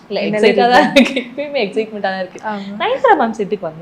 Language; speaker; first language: Tamil; native; Tamil